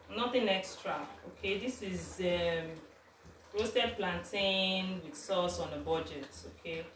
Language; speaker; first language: English; non-native, local second language; Yoruba